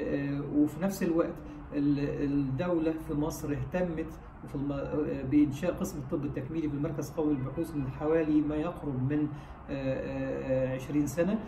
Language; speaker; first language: Arabic; native; Arabic